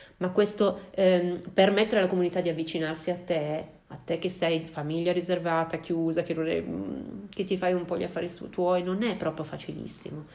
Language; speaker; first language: Italian; native; Italian